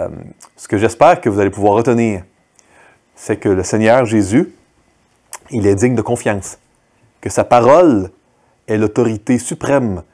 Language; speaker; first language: French; native; French